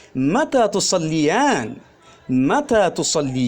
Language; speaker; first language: Arabic; non-native, fluent; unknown